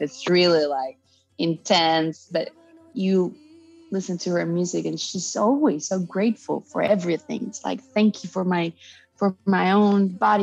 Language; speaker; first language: English; non-native, learner; Spanish